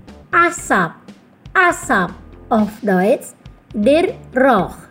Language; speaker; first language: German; non-native, fluent; Indonesian